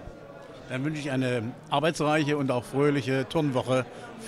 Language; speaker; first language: German; native; German